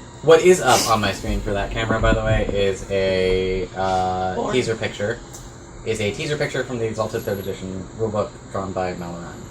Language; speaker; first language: English; native; English